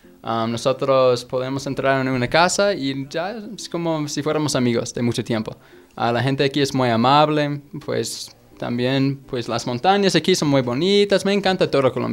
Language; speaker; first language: Spanish; non-native, fluent; English